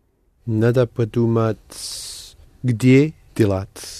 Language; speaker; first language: Russian; non-native, learner; English